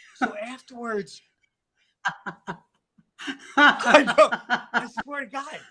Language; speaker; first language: English; native; English